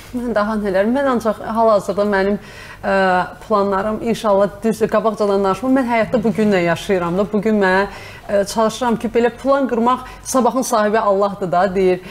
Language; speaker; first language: Azerbaijani; native; Azerbaijani